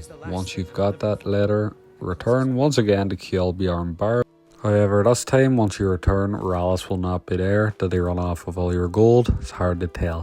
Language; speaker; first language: English; native; English